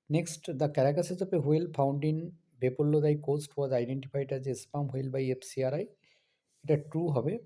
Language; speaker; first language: English; non-native, local second language; Bangla